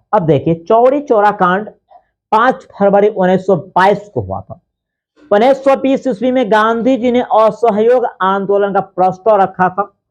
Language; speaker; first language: Hindi; native; Hindi